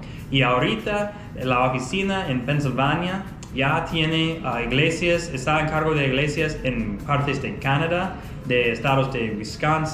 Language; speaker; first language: Spanish; non-native, fluent; English